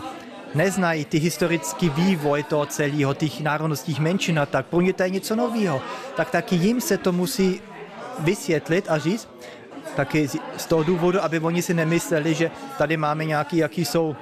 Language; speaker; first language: Czech; early bilingual, heritage; Czech